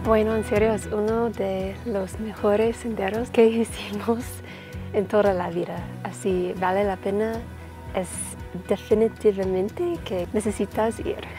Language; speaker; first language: Spanish; non-native, learner; English